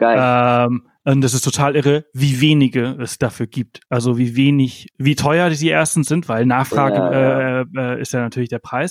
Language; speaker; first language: German; native; German